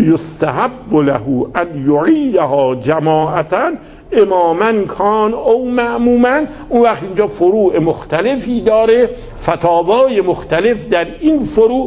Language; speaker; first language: Persian; native; Persian